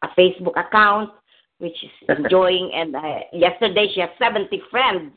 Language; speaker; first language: English; non-native, local second language; Filipino